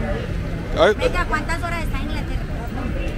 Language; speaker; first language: Spanish; native; Spanish